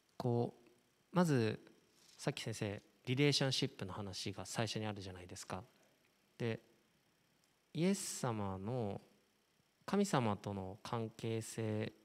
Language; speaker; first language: Japanese; native; Japanese